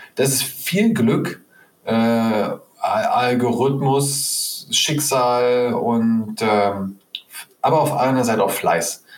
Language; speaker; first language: German; native; German